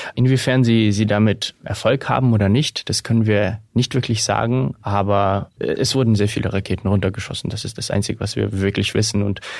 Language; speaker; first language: German; non-native, fluent; Ukrainian